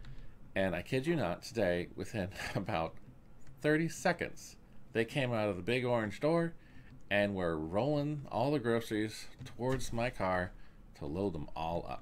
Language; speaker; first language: English; native; English